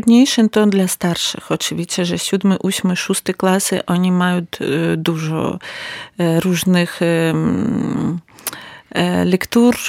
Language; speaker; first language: Polish; non-native, learner; Ukrainian